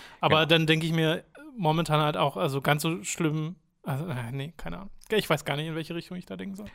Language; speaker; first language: German; native; German